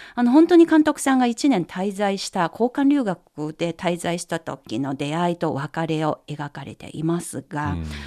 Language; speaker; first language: Japanese; non-native, fluent; Chinese